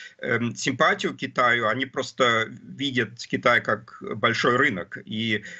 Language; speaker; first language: Russian; non-native, fluent; German